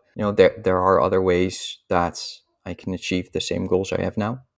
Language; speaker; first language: English; non-native, fluent; Dutch